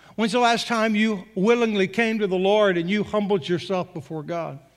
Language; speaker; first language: English; native; English